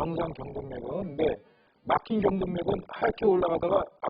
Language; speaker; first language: Korean; native; Korean